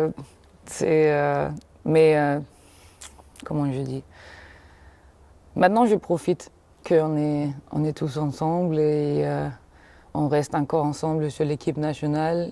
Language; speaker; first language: French; non-native, fluent; Danish